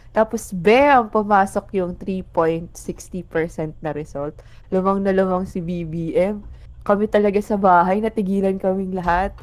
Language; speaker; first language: Filipino; non-native, local second language; Bikol